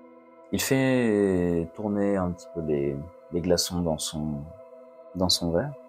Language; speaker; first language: French; native; French